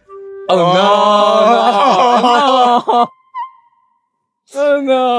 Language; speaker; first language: English; non-native, learner; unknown